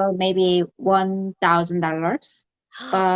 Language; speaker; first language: English; non-native, learner; Korean